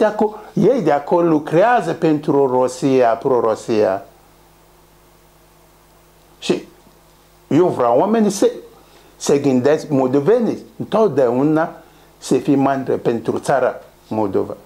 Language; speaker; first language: Romanian; non-native, learner; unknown